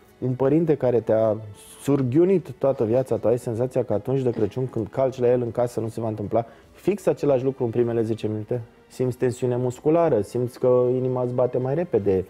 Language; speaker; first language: Romanian; native; Romanian